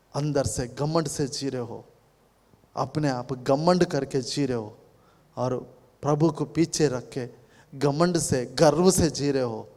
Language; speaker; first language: Hindi; non-native, local second language; Telugu